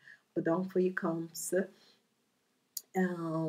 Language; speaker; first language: Dutch; non-native, learner; English